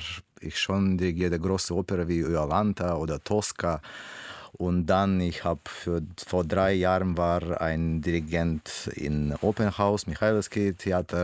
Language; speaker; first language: German; non-native, learner; Russian